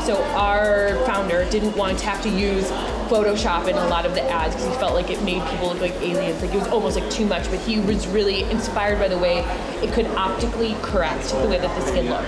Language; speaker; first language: English; native; English